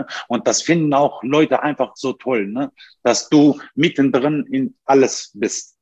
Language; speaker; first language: German; non-native, fluent; Turkish